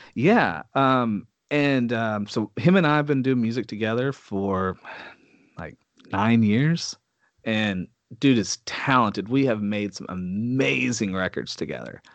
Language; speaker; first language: English; native; English